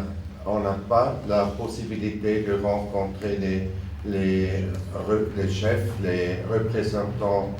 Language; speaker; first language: French; non-native, learner; German